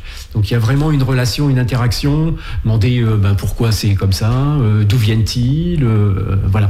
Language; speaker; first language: French; native; French